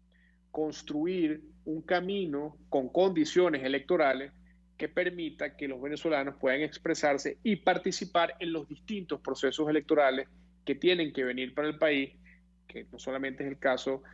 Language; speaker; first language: Spanish; native; Spanish